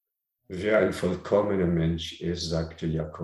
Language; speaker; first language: German; non-native, learner; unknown